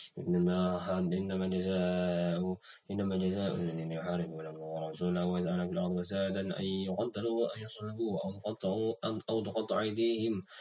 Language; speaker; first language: Arabic; non-native, learner; Indonesian